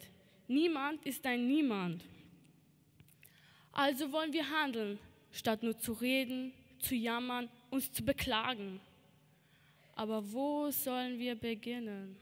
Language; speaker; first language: German; early bilingual, other home language; Albanian